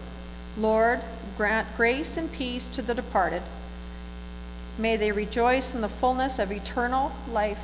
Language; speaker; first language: English; native; English